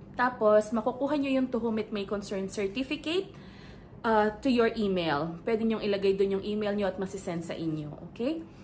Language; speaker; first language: Filipino; native; Filipino